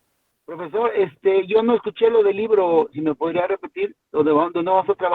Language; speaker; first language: Spanish; native; Spanish